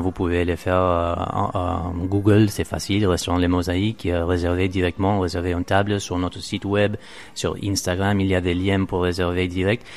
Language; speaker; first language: French; non-native, fluent; Spanish